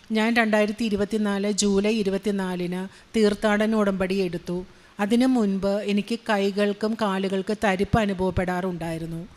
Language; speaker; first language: Malayalam; native; Malayalam